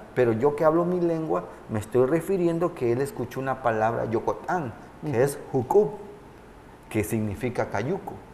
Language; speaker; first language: Spanish; non-native, local second language; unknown